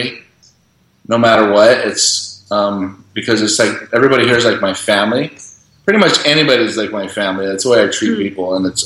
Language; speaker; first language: English; native; English